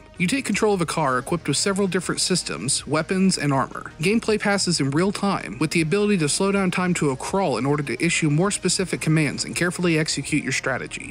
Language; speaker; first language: English; native; English